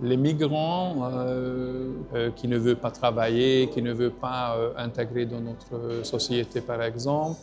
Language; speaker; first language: French; non-native, fluent; Hungarian